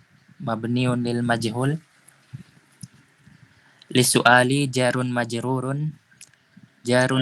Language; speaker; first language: Arabic; non-native, learner; Indonesian